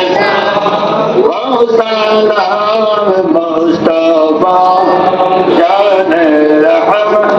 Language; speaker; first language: Arabic; non-native, fluent; Bangla